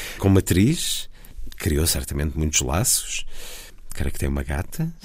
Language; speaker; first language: Portuguese; native; Portuguese